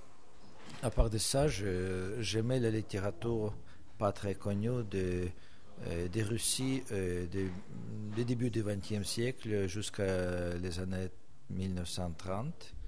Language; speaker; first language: French; non-native, fluent; Russian